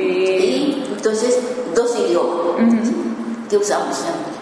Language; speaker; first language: Spanish; non-native, learner; Japanese